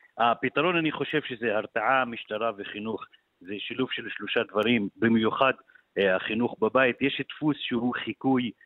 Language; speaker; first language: Hebrew; non-native, local second language; Arabic